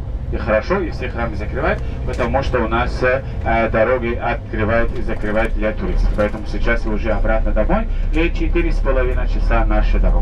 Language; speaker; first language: Russian; non-native, fluent; Arabic